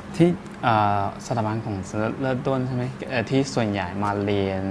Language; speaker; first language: Thai; non-native, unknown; Chinese